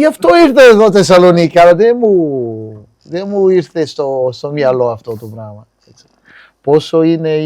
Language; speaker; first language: Greek; non-native, fluent; Portuguese